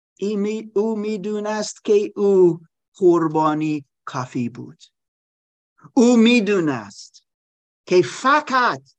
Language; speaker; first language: Persian; non-native, learner; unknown